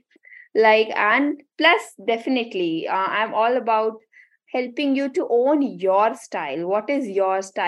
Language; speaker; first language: English; non-native, local second language; Hindi